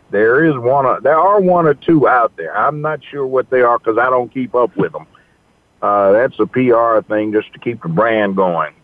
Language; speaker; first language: English; native; English